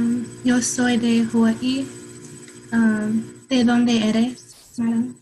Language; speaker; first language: Spanish; non-native, learner; English